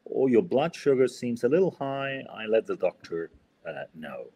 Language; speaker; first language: English; non-native, fluent; Spanish